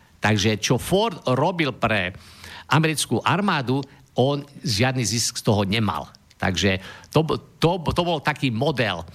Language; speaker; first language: Slovak; native; Slovak